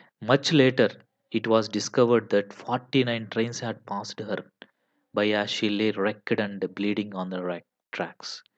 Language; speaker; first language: English; non-native, local second language; Telugu